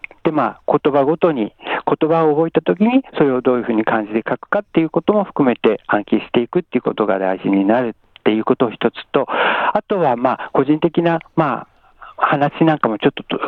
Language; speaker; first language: Japanese; native; Japanese